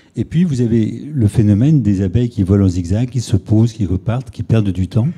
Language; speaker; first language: French; native; French